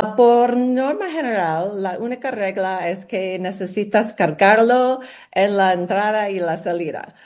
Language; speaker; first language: Spanish; non-native, learner; English